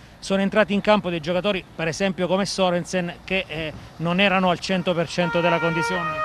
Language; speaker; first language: Italian; native; Italian